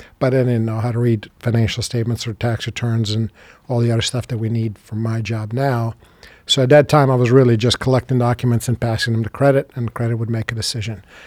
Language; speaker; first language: English; non-native, fluent; Serbian